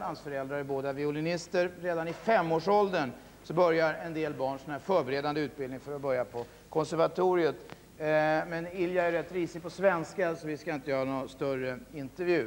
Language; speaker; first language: Swedish; native; Swedish